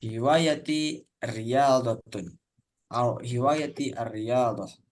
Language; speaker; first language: Arabic; non-native, fluent; Indonesian